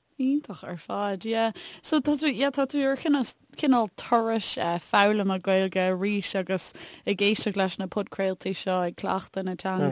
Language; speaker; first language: Irish; native; Irish